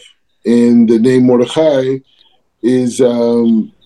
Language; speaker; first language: English; native; English